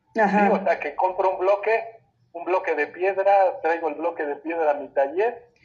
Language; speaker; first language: Spanish; native; Spanish